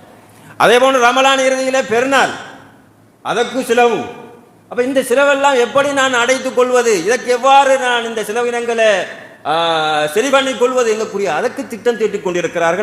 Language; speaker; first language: Tamil; native; Tamil